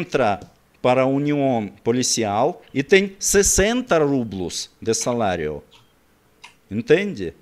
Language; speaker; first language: Portuguese; non-native, learner; Russian